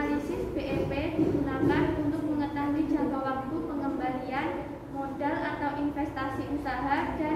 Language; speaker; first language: Indonesian; native; Indonesian